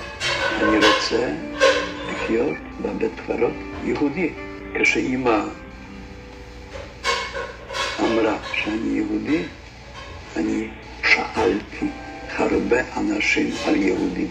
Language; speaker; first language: Hebrew; non-native, learner; Polish